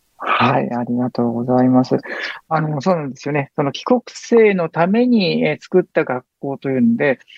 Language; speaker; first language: Japanese; native; Japanese